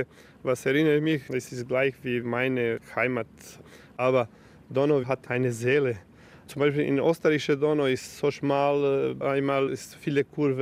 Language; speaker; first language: German; non-native, learner; Serbian